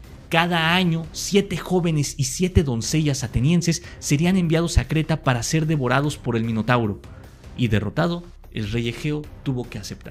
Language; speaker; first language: Spanish; native; Spanish